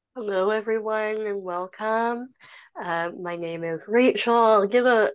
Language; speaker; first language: English; native; English